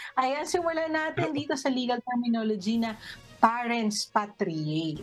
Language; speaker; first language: Filipino; native; Filipino